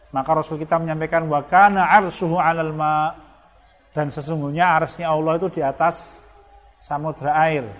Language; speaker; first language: Indonesian; non-native, local second language; Javanese